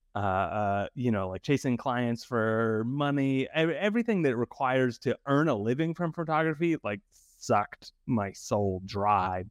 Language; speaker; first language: English; native; English